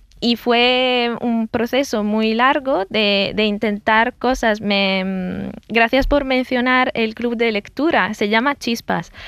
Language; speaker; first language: Spanish; non-native, fluent; Italian